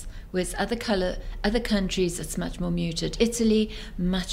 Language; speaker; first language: English; native; English